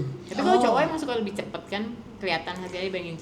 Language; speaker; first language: Indonesian; native; Indonesian